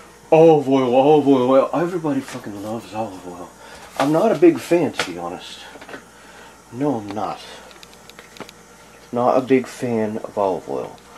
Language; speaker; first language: English; native; English